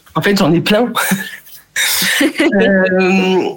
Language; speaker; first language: French; native; French